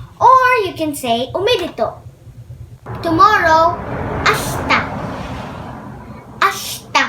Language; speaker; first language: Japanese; non-native, learner; Filipino